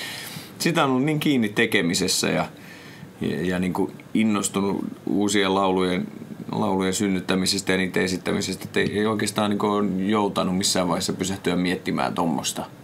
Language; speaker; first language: Finnish; native; Finnish